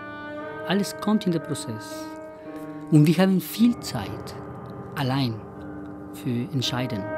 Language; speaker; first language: German; non-native, fluent; Spanish